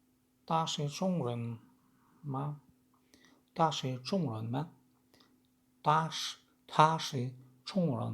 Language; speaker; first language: Chinese; non-native, learner; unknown